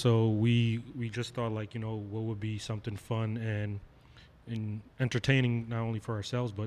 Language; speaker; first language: English; native; English